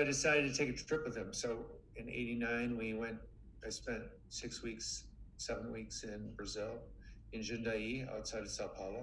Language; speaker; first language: English; native; English